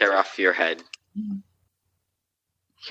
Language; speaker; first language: English; native; English